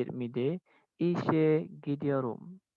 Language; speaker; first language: Turkish; non-native, learner; Indonesian